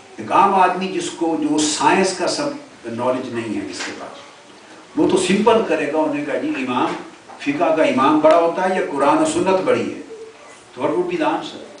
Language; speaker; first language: Urdu; non-native, local second language; Punjabi